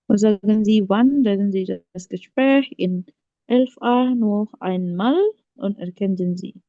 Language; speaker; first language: German; non-native, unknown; Indonesian